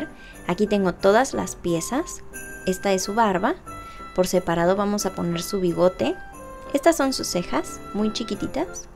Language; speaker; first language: Spanish; native; Spanish